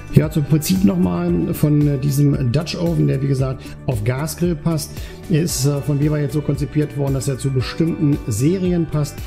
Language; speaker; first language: German; native; German